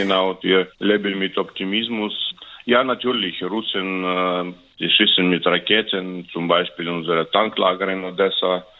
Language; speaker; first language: German; non-native, learner; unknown